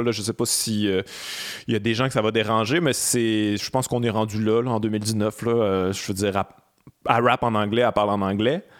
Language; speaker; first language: French; native; French